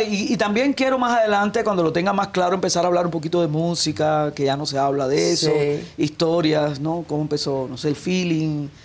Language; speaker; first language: Spanish; native; Spanish